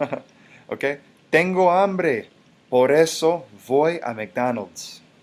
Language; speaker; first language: Spanish; non-native, fluent; English